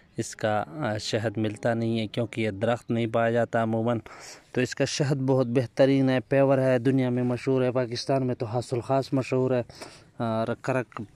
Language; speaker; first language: Urdu; non-native, local second language; Pashto